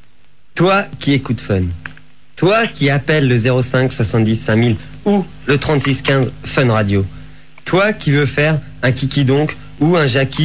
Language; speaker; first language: French; native; French